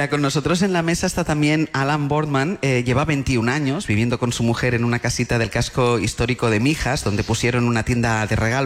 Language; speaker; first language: Spanish; native; Spanish